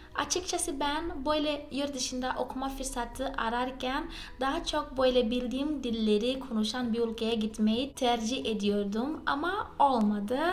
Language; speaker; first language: Turkish; non-native, fluent; Portuguese